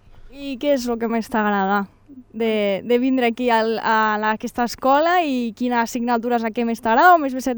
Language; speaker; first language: Catalan; native; Catalan